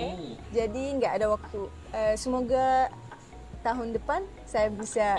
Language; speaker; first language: Indonesian; non-native, fluent; Arabic